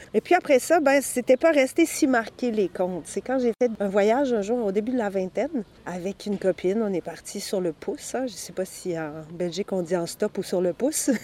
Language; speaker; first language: French; native; French